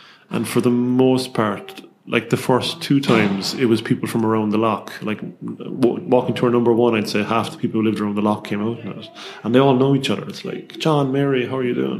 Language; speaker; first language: English; native; English